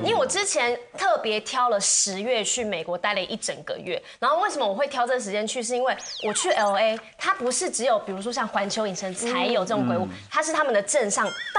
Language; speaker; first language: Chinese; native; Chinese